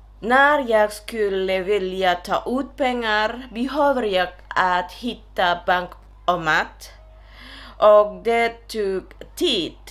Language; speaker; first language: Swedish; non-native, learner; Indonesian